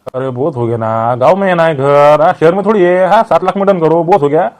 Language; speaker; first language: Hindi; non-native, local second language; Marathi